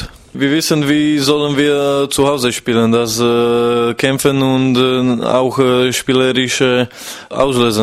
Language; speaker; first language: German; non-native, fluent; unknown